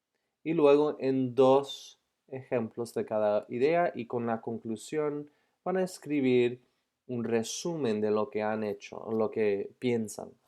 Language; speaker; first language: Spanish; non-native, fluent; English